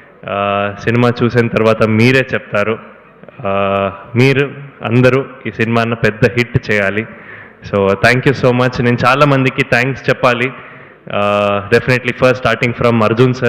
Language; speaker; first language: Telugu; non-native, learner; Kannada